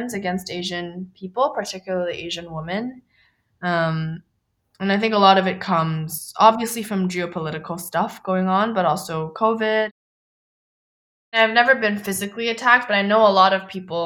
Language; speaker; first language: English; non-native, local second language; Cantonese